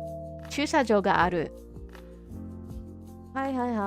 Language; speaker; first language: Japanese; non-native, learner; English